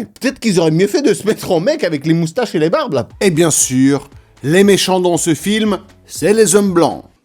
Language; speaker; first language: French; non-native, fluent; Russian